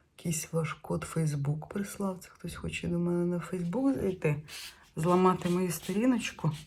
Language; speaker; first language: Ukrainian; native; Ukrainian